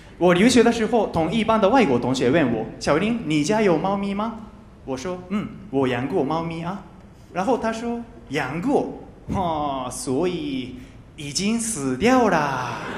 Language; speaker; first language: Chinese; non-native, fluent; Japanese